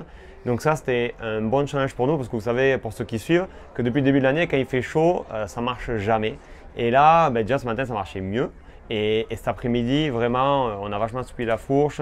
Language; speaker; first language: French; native; French